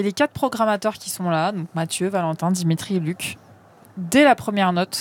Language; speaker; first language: French; native; French